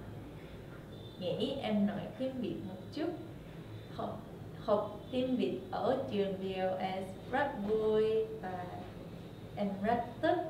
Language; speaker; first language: Vietnamese; non-native, learner; Japanese